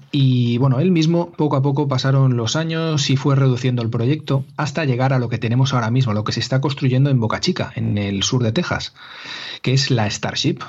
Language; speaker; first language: Spanish; native; Spanish